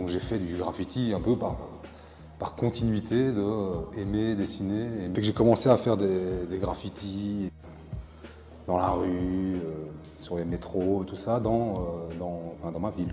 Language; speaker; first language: French; native; French